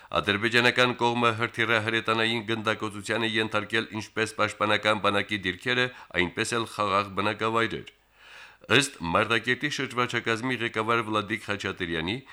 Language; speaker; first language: Armenian; native; Armenian